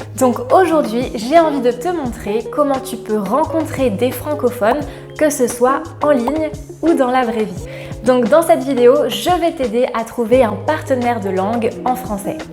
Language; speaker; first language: French; native; French